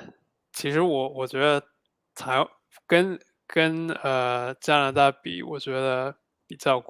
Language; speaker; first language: Chinese; non-native, fluent; English